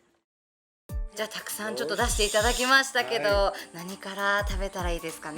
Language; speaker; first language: Japanese; native; Japanese